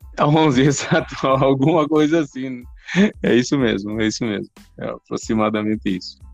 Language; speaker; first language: Portuguese; non-native, fluent; Arabic